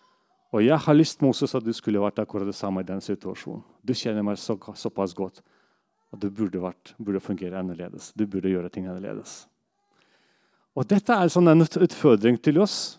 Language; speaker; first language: Norwegian; non-native, fluent; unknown